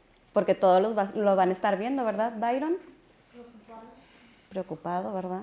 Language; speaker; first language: Spanish; native; Spanish